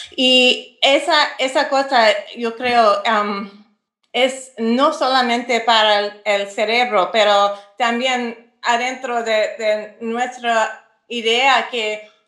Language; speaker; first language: Spanish; non-native, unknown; English